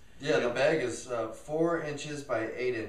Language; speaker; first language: English; native; English